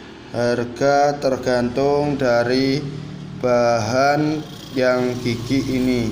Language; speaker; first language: Indonesian; non-native, local second language; Javanese